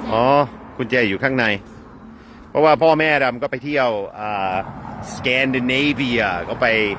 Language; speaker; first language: Thai; non-native, fluent; English